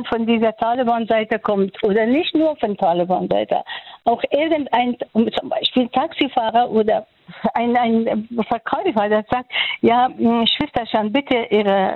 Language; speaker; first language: German; non-native, fluent; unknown